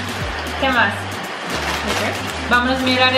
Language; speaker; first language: Spanish; non-native, learner; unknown